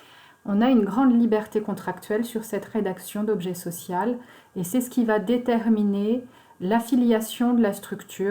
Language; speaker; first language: French; native; French